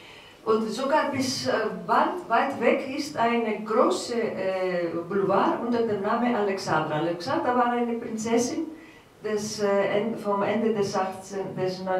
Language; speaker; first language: German; non-native, fluent; Greek